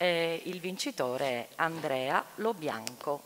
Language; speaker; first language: Italian; native; Italian